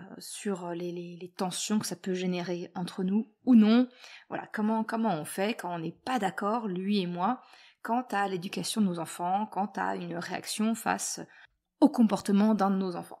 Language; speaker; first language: French; native; French